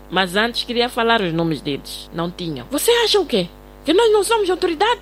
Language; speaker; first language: Portuguese; native; Portuguese